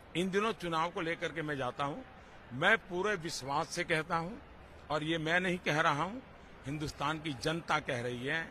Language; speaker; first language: Hindi; non-native, local second language; Gujarati